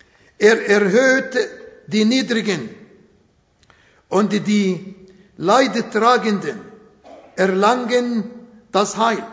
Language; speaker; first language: German; non-native, fluent; Arabic